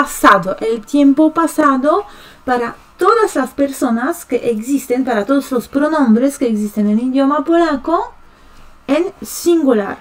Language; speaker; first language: Spanish; non-native, fluent; Polish